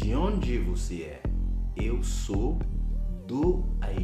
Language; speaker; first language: Portuguese; non-native, fluent; Haitian Creole